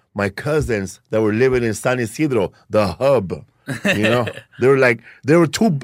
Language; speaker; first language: English; early bilingual, other home language; Spanish